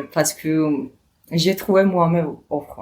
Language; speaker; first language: French; non-native, learner; Georgian